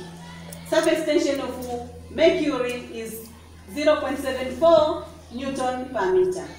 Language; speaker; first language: English; non-native, local second language; Swahili